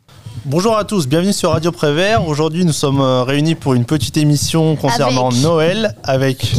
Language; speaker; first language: French; native; French